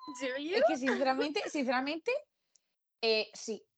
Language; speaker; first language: Spanish; native; Spanish